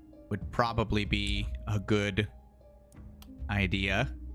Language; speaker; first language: English; native; English